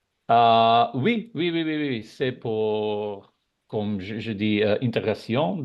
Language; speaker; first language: French; non-native, learner; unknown